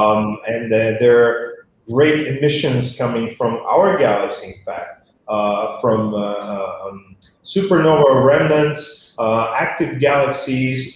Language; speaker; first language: English; non-native, fluent; Bulgarian